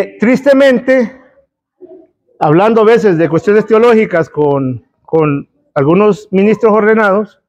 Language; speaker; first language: Spanish; native; Spanish